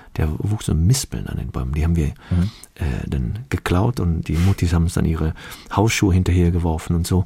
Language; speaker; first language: German; early bilingual, other home language; Turkish